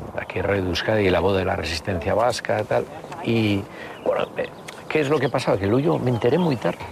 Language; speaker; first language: Spanish; native; Spanish